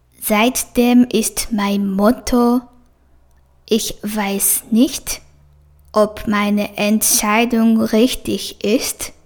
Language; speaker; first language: German; non-native, fluent; Japanese